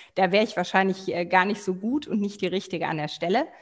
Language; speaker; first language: German; native; German